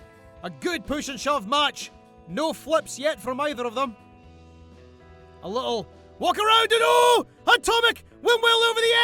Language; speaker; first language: English; native; English